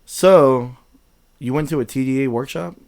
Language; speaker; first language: English; native; English